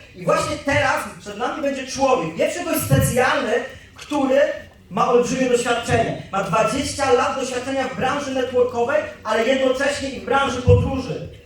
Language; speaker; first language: Polish; native; Polish